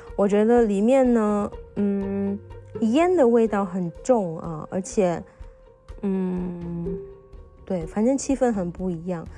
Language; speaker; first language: Chinese; non-native, fluent; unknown